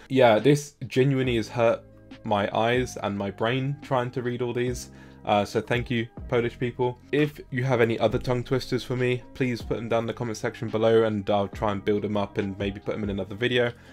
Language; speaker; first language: English; native; English